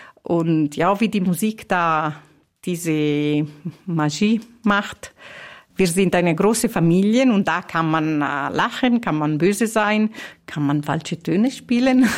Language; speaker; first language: German; non-native, fluent; Italian